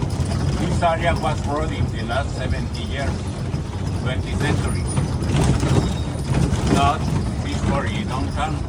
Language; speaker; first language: English; non-native, learner; Spanish